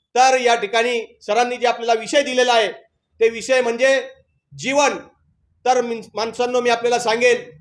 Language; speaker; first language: Marathi; native; Marathi